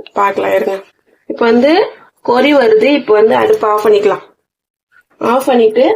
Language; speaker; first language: Tamil; native; Tamil